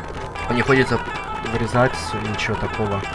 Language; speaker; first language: Russian; native; Russian